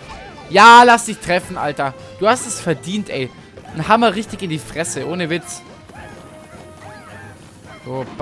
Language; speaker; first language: German; native; German